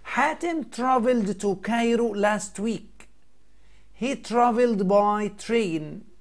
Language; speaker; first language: English; non-native, fluent; Arabic